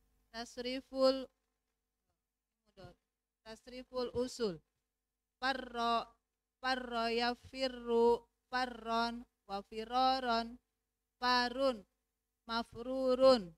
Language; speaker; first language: Arabic; non-native, learner; Indonesian